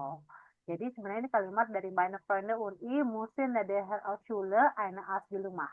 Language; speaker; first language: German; non-native, fluent; Indonesian